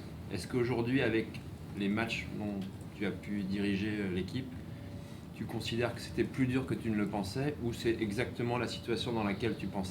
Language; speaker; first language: French; native; French